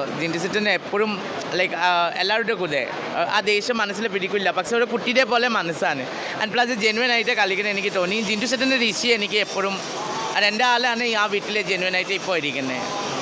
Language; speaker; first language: Malayalam; non-native, fluent; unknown